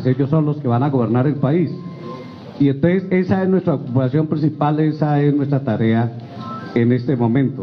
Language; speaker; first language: Spanish; native; Spanish